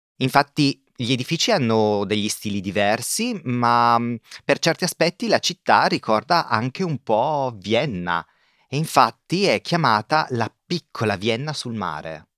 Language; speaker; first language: Italian; native; Italian